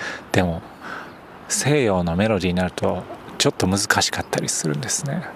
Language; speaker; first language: Japanese; native; Japanese